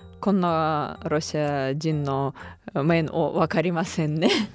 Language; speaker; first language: Japanese; non-native, learner; Russian